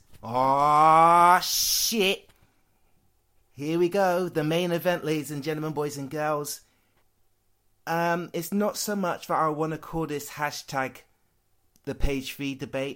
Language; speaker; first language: English; native; English